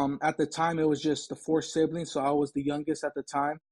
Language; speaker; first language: English; native; English